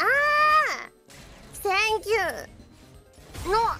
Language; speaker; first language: English; non-native, learner; Japanese